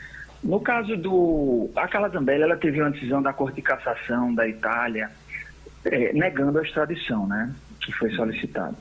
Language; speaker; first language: Portuguese; native; Portuguese